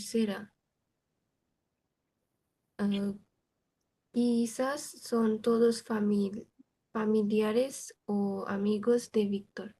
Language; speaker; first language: Spanish; non-native, learner; Bangla